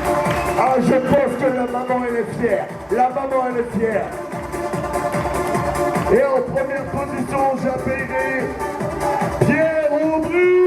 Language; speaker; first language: French; native; French